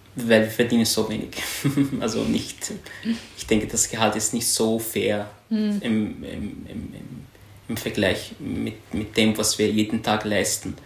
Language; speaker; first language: German; non-native, fluent; Arabic